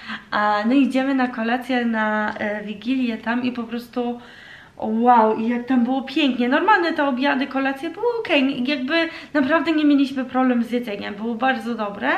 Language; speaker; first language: Polish; early bilingual, heritage; Polish